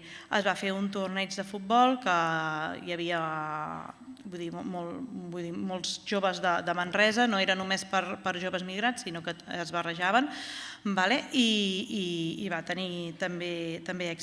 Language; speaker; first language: Catalan; native; Catalan